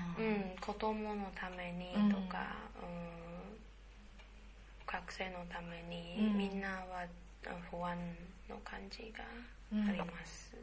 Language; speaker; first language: Japanese; non-native, learner; Chinese